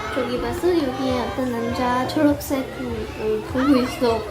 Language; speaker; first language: Korean; early bilingual, heritage; Korean